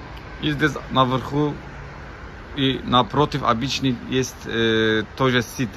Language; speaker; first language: Russian; non-native, learner; Turkish